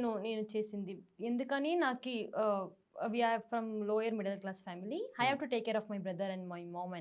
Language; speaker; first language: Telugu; non-native, learner; Tamil